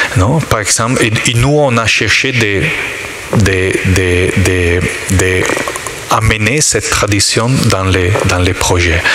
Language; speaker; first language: French; non-native, learner; Italian